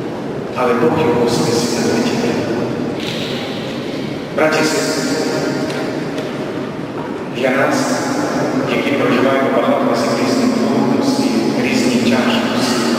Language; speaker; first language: Ukrainian; non-native, local second language; Rusyn